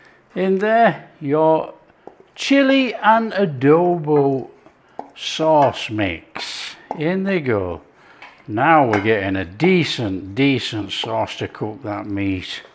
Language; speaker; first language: English; native; English